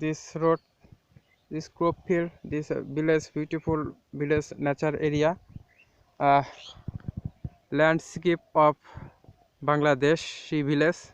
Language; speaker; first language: English; non-native, learner; Bangla